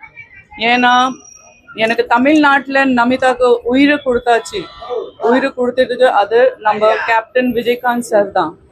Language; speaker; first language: Tamil; non-native, local second language; Gujarati